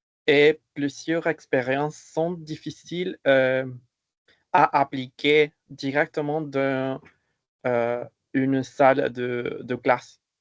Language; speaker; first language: French; non-native, fluent; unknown